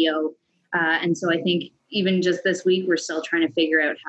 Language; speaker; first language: English; native; English